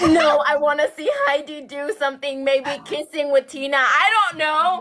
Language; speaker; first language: English; non-native, learner; Thai